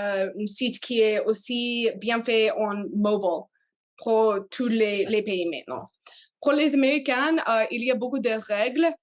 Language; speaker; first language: French; non-native, learner; English